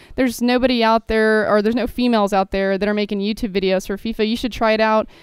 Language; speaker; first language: English; native; English